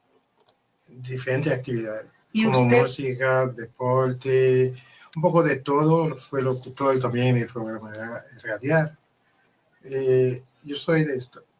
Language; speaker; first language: Spanish; non-native, fluent; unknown